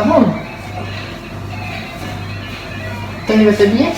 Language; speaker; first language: French; native; French